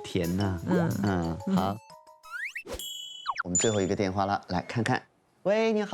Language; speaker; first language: Chinese; native; Chinese